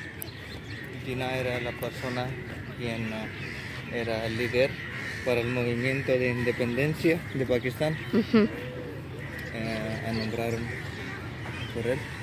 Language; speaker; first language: Spanish; non-native, learner; Urdu